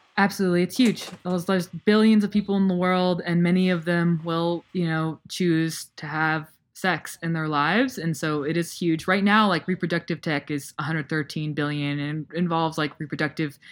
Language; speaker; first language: English; native; English